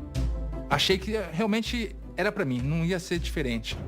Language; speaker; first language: Portuguese; native; Portuguese